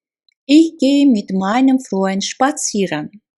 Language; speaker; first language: German; non-native, fluent; Russian